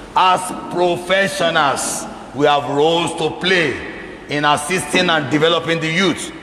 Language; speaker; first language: English; non-native, local second language; Yoruba